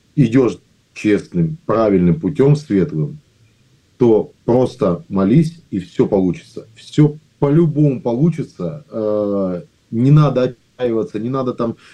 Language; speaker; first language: Russian; native; Russian